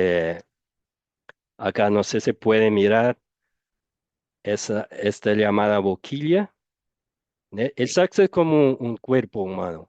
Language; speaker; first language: Spanish; non-native, fluent; Portuguese